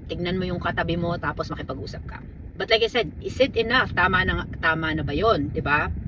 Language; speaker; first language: Filipino; native; Filipino